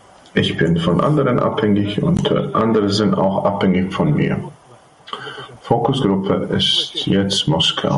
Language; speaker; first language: German; non-native, fluent; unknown